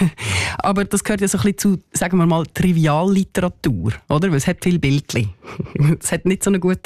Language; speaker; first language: German; native; German